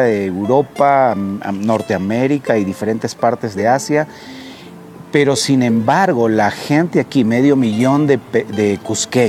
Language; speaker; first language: English; non-native, learner; Spanish